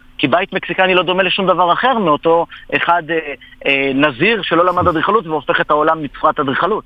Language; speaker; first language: Hebrew; native; Hebrew